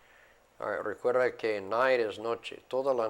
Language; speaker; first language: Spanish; non-native, fluent; English